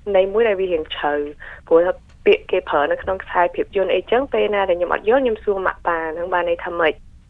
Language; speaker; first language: Khmer; early bilingual, heritage; Khmer